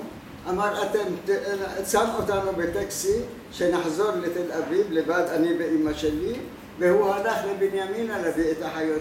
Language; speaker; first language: Hebrew; non-native, fluent; Arabic